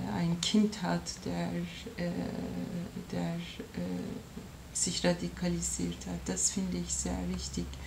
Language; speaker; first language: German; non-native, fluent; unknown